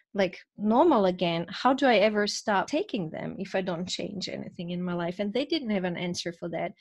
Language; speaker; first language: English; non-native, fluent; Croatian